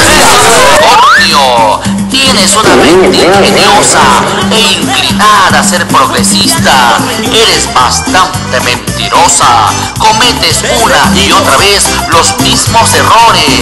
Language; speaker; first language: Spanish; native; Spanish